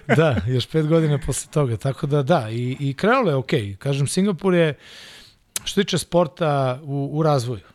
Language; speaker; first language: Serbian; non-native, local second language; Hungarian